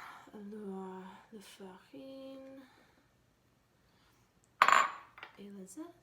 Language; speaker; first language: French; non-native, learner; English